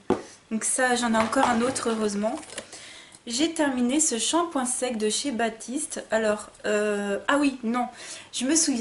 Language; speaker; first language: French; native; French